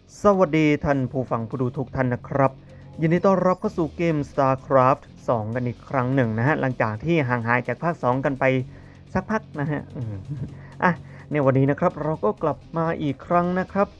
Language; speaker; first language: Thai; native; Thai